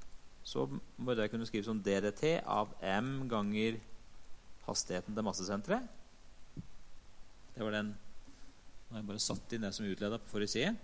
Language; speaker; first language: Norwegian; native; Norwegian